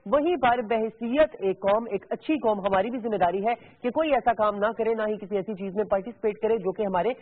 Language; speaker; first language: Urdu; native; Urdu